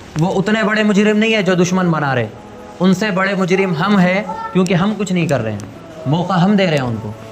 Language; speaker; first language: Urdu; native; Urdu